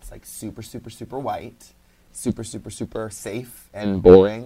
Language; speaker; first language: English; early bilingual, other home language; Spanish